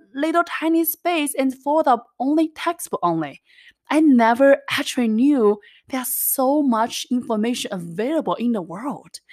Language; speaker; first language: English; non-native, fluent; Chinese